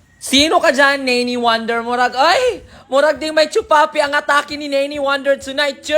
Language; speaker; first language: Filipino; non-native, local second language; Cebuano